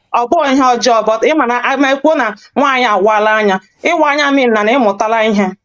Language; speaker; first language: Igbo; early bilingual, heritage; Igbo